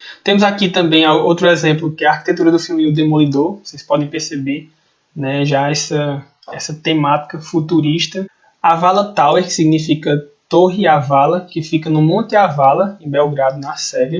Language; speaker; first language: Portuguese; native; Portuguese